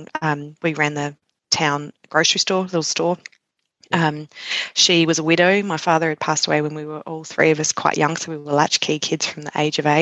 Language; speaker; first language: English; native; English